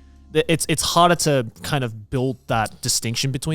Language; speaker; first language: English; native; English